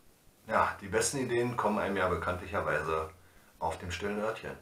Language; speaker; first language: German; native; German